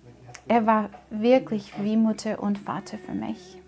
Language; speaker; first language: German; non-native, fluent; English